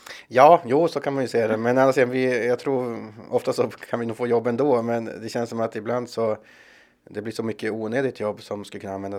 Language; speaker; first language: Swedish; native; Swedish